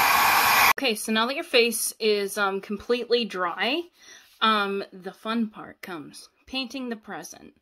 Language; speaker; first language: English; native; English